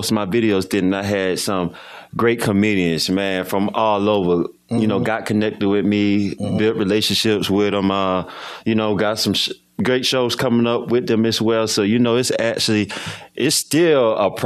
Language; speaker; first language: English; native; English